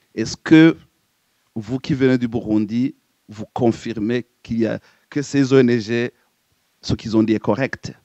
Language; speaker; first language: French; non-native, local second language; Rundi